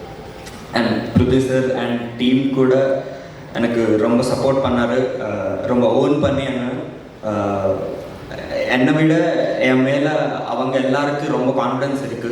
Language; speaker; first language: Tamil; non-native, learner; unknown